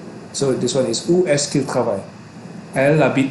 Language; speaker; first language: French; non-native, fluent; Malay